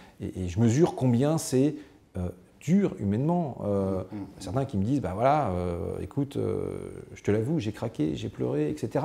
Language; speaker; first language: French; native; French